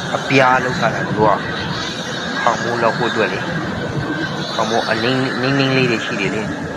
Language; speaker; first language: Burmese; native; Burmese